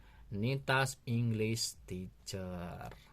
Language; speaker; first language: English; non-native, learner; Indonesian